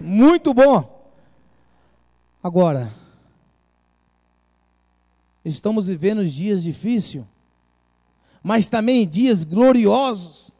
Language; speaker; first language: Portuguese; native; Portuguese